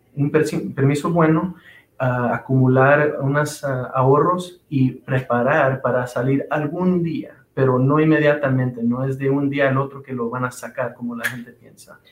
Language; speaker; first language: Spanish; early bilingual, heritage; Spanish